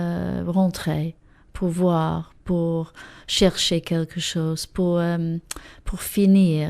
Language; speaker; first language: French; non-native, fluent; English